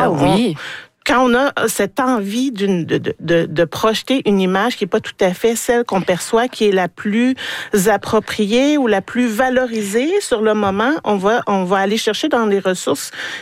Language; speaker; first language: French; native; French